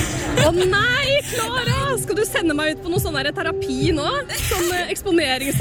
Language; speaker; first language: Norwegian; native; Norwegian